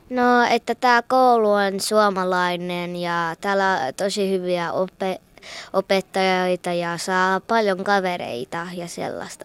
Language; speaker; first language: Finnish; early bilingual, heritage; Finnish